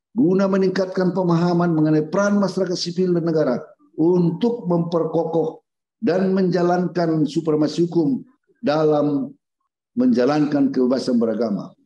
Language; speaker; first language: Indonesian; native; Indonesian